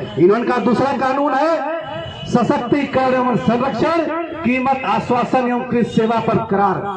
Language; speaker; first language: Hindi; native; Hindi